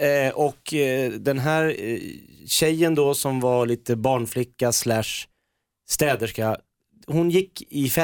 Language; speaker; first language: Swedish; native; Swedish